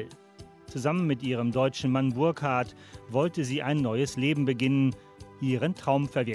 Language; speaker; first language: German; native; German